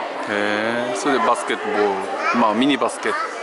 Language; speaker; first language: Japanese; native; Japanese